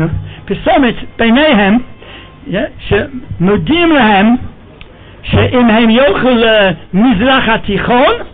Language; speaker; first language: Hebrew; non-native, fluent; English